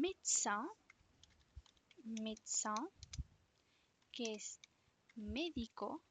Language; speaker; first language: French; non-native, fluent; Spanish